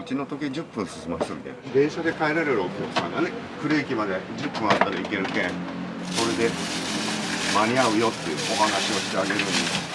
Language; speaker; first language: Japanese; native; Japanese